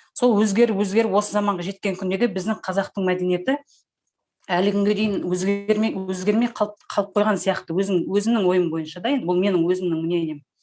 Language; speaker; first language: Kazakh; native; Kazakh